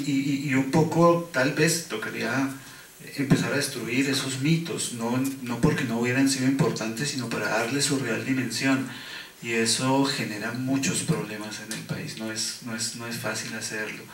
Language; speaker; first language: Spanish; native; Spanish